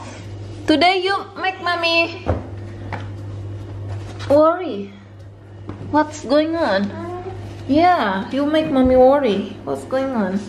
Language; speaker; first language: English; non-native, learner; Indonesian